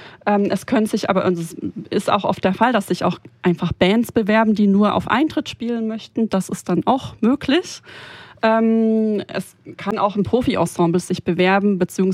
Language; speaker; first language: German; native; German